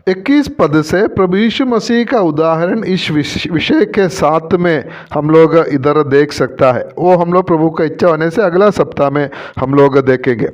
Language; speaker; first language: Hindi; non-native, local second language; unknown